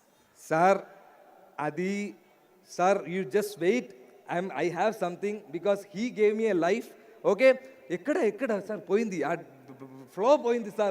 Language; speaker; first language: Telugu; non-native, learner; Malayalam